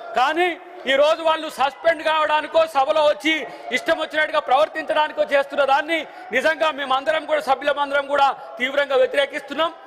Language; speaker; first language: Telugu; native; Telugu